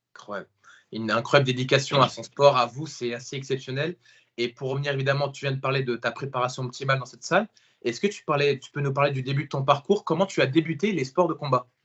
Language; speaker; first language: French; native; French